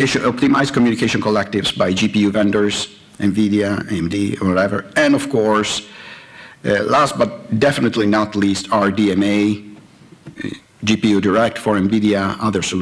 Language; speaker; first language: English; non-native, fluent; Italian